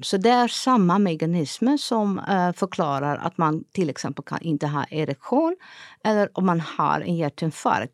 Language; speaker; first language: Swedish; non-native, fluent; Dutch